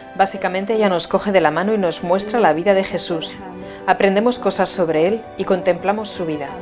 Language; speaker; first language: Spanish; non-native, fluent; German